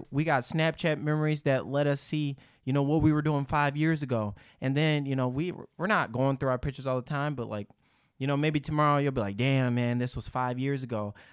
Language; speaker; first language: English; native; English